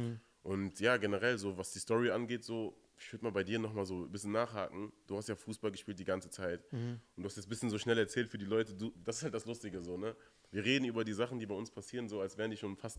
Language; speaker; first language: German; native; German